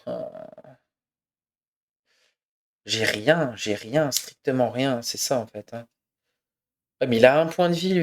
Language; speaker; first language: French; native; French